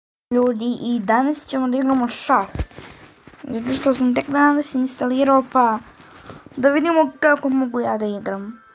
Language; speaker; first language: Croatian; early bilingual, heritage; Croatian